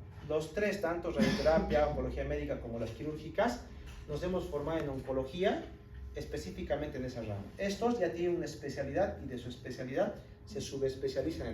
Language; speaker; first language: Spanish; native; Spanish